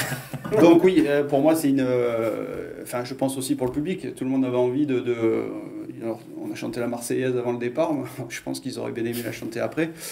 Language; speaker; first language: French; native; French